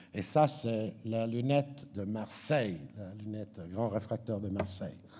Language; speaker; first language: French; native; French